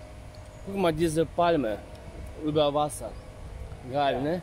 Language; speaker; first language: German; non-native, learner; Russian